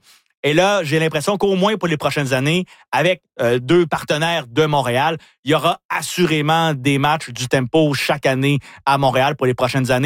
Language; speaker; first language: French; native; French